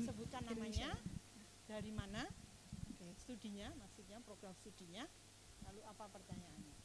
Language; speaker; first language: Indonesian; native; Indonesian